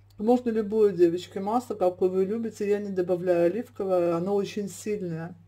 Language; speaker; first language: Russian; native; Russian